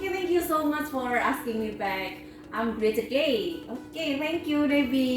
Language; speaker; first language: English; non-native, fluent; Indonesian